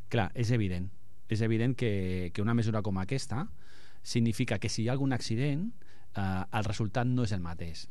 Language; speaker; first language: Catalan; non-native, local second language; Spanish